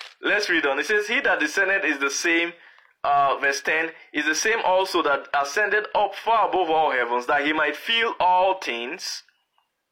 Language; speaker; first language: English; non-native, local second language; Yoruba